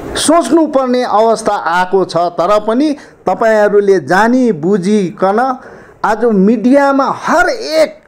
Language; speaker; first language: Nepali; native; Nepali